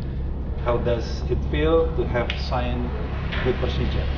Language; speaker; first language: English; non-native, fluent; Indonesian